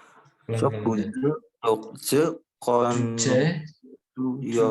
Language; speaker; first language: Turkish; non-native, learner; Indonesian